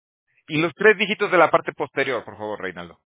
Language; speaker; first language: Spanish; native; Spanish